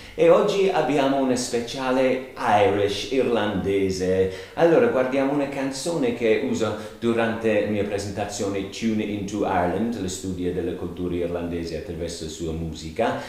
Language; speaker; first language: Italian; non-native, fluent; English